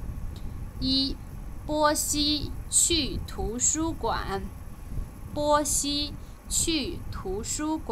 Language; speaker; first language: Chinese; non-native, fluent; Lao